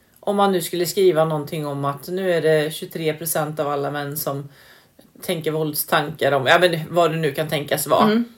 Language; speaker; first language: Swedish; native; Swedish